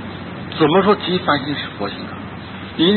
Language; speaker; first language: Chinese; native; Chinese